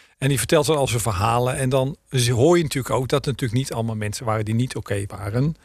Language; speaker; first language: Dutch; native; Dutch